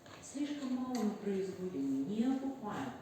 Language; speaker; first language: Russian; native; Russian